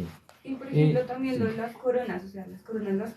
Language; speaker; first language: Spanish; native; Spanish